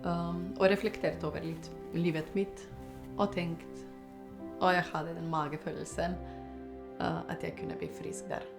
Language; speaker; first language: Norwegian; non-native, fluent; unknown